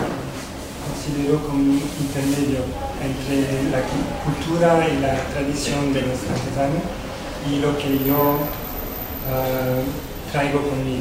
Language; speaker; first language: Spanish; non-native, fluent; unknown